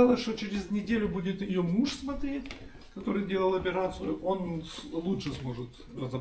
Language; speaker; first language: Russian; native; Russian